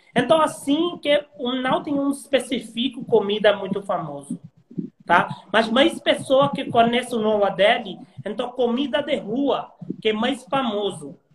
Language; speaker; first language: Portuguese; non-native, learner; Hindi